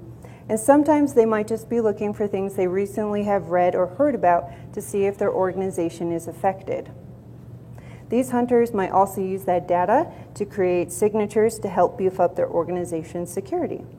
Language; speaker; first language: English; native; English